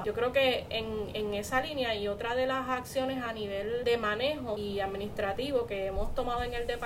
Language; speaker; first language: Spanish; native; Spanish